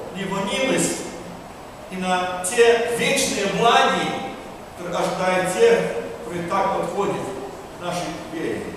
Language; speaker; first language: Russian; early bilingual, heritage; Russian